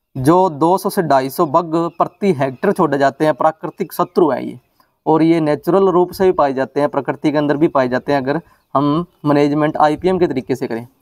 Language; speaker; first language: Hindi; non-native, local second language; Punjabi